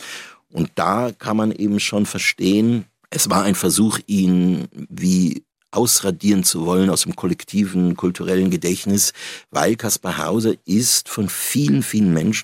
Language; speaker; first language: German; native; German